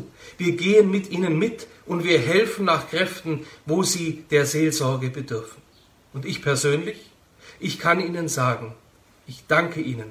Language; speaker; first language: German; native; German